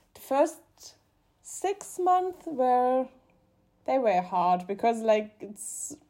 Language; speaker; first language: English; non-native, learner; German